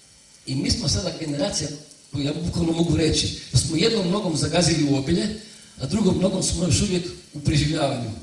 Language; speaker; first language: Croatian; native; Croatian